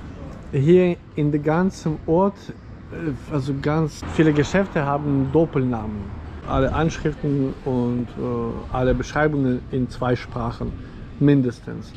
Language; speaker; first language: German; non-native, fluent; Ukrainian